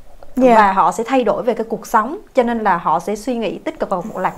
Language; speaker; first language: Vietnamese; native; Vietnamese